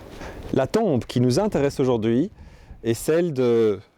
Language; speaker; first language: French; non-native, local second language; Dutch